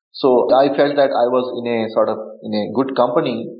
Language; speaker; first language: English; non-native, local second language; Bangla